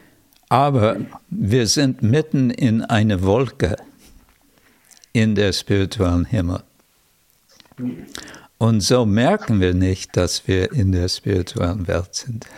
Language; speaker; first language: German; non-native, fluent; English